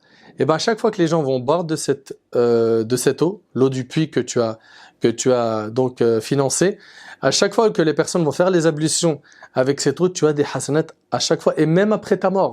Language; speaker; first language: French; native; French